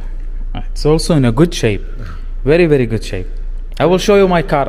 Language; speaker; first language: English; non-native, learner; Arabic